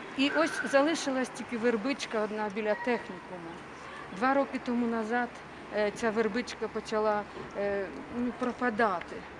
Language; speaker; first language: Ukrainian; native; Ukrainian